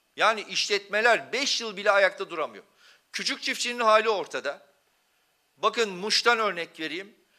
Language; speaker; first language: Turkish; non-native, local second language; Kurdish